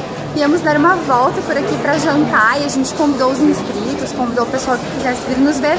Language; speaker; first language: Portuguese; native; Portuguese